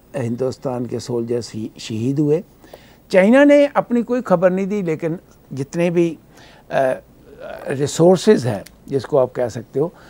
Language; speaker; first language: Hindi; native; Hindi